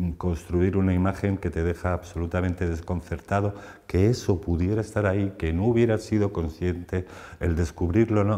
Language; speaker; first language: Spanish; native; Spanish